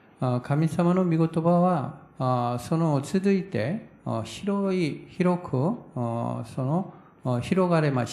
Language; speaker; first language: Japanese; non-native, fluent; Korean